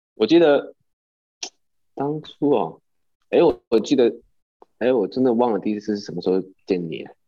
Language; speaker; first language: Chinese; non-native, local second language; Cantonese